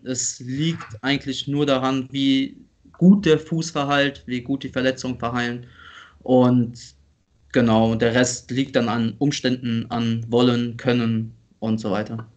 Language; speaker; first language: German; native; German